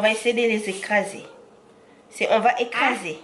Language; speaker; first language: French; non-native, local second language; Lingala